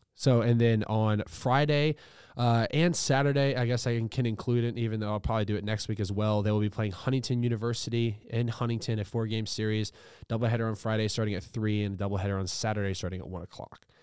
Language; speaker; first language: English; native; English